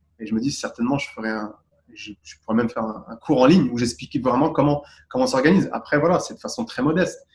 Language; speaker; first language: French; native; French